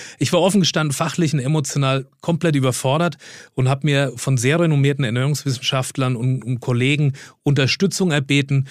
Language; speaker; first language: German; native; German